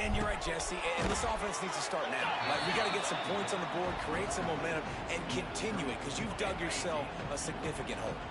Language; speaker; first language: English; native; English